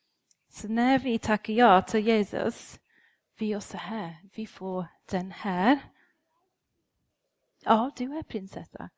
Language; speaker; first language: Swedish; non-native, fluent; English